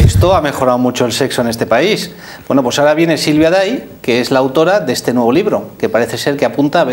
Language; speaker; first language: Spanish; native; Spanish